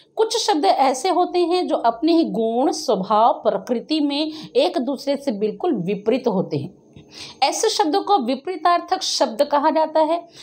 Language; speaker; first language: Hindi; native; Hindi